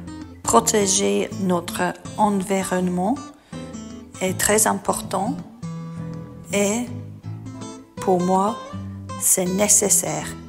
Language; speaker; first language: French; non-native, learner; English